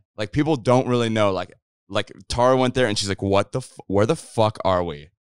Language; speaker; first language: English; native; English